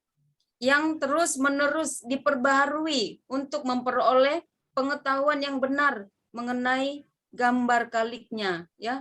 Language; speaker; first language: Indonesian; native; Indonesian